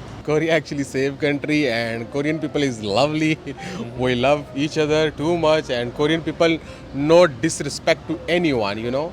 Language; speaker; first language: English; non-native, learner; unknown